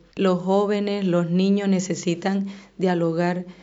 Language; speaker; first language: Spanish; native; Spanish